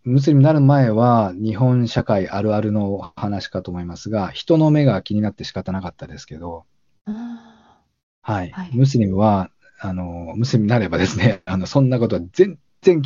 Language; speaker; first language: Japanese; native; Japanese